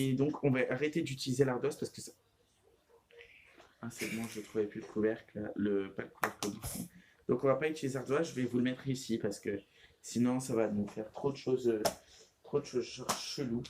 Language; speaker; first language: French; native; French